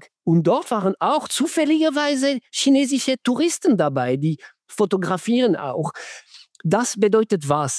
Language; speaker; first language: German; non-native, fluent; French